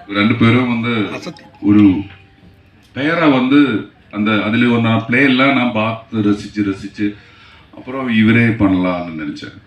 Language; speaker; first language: Tamil; non-native, learner; Malayalam